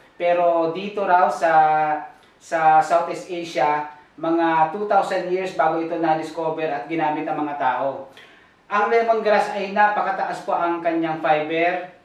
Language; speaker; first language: Filipino; non-native, local second language; Bikol